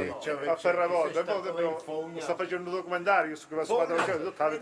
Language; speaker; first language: Italian; native; Italian